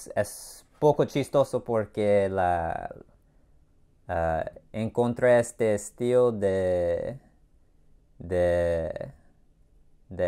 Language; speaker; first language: Spanish; non-native, learner; English